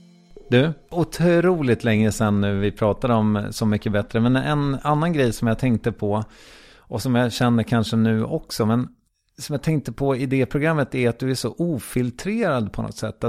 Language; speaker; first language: Swedish; native; Swedish